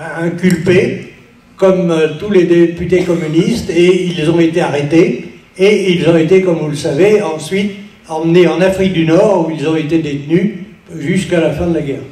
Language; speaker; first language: French; native; French